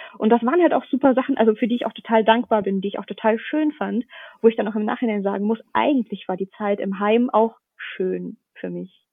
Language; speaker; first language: German; early bilingual, other home language; Russian